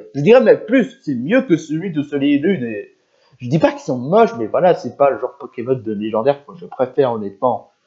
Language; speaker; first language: French; native; French